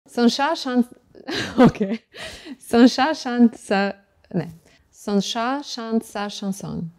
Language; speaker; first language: French; non-native, fluent; Croatian